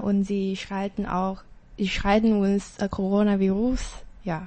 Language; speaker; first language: German; non-native, learner; Chinese